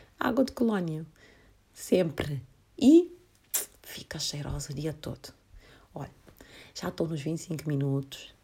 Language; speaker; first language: Portuguese; non-native, local second language; Kabuverdianu